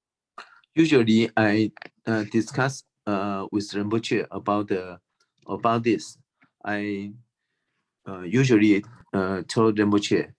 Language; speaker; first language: English; non-native, fluent; Chinese